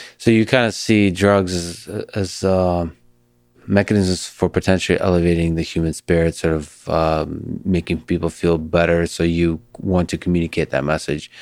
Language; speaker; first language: English; early bilingual, other home language; Russian